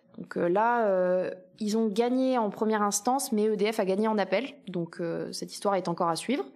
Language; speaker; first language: French; native; French